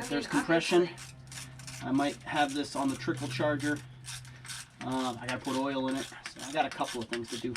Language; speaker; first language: English; native; English